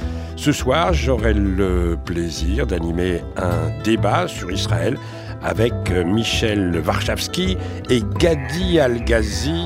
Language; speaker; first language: French; native; French